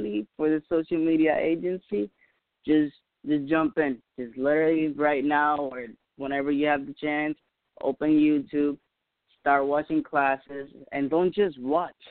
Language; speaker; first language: English; non-native, fluent; Spanish